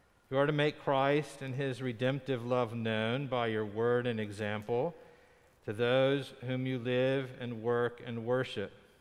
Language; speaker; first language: English; native; English